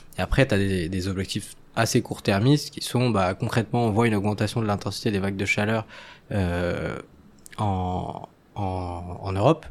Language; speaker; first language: French; non-native, local second language; Arabic